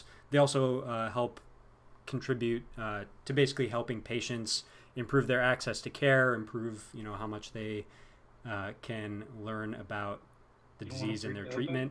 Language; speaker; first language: English; native; English